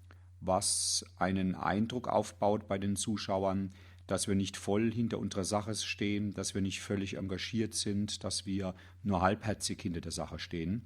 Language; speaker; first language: German; native; German